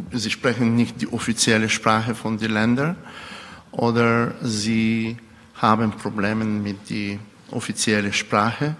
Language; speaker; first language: German; non-native, fluent; Bulgarian